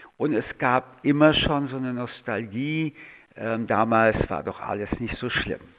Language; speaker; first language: German; early bilingual, other home language; French